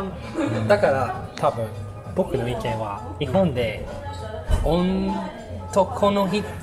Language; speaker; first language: Japanese; non-native, learner; English